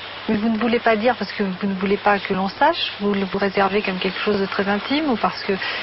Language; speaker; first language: French; native; French